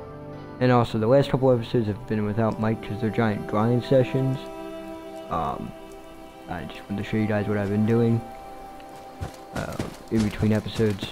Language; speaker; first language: English; native; English